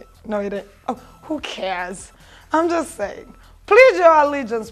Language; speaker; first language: English; non-native, local second language; Ganda